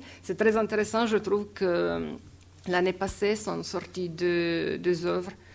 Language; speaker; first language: French; non-native, fluent; Italian